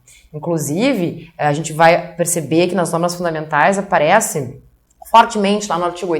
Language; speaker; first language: Portuguese; native; Portuguese